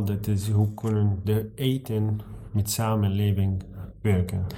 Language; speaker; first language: Dutch; non-native, learner; Arabic